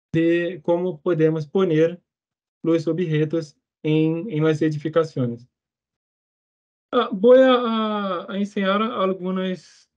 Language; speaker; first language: Spanish; non-native, fluent; Portuguese